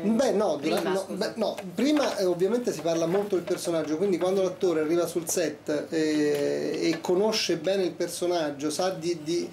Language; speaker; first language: Italian; native; Italian